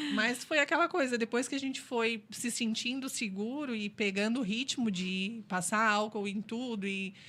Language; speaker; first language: Portuguese; native; Portuguese